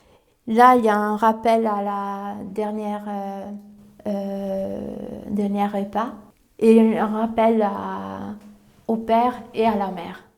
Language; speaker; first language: French; non-native, fluent; Italian